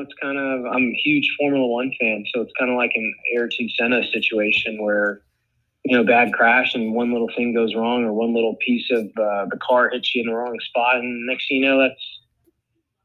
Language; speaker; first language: English; native; English